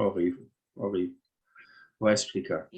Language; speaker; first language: Portuguese; non-native, learner; Dutch